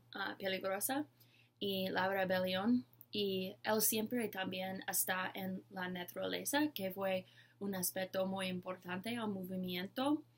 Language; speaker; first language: Spanish; non-native, learner; English